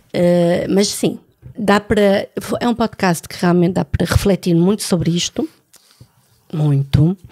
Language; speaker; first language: Portuguese; early bilingual, other home language; French